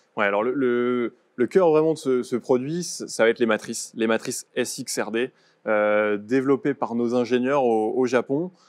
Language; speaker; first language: French; native; French